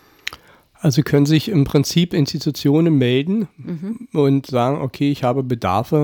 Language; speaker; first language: German; native; German